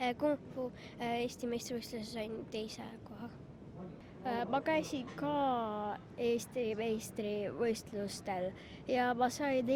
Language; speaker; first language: Estonian; non-native, local second language; Russian